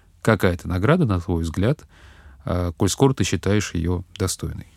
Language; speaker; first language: Russian; native; Russian